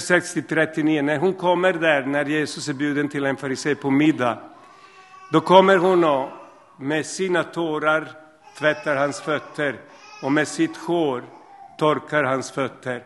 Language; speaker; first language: Swedish; non-native, fluent; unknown